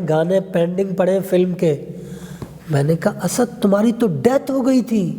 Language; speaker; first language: Urdu; non-native, local second language; Pashto